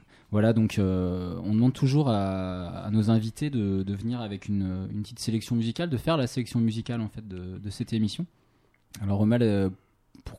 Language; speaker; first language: French; native; French